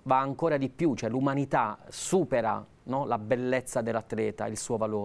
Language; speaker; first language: Italian; native; Italian